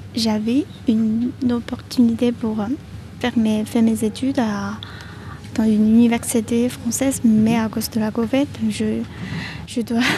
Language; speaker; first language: French; non-native, fluent; Chinese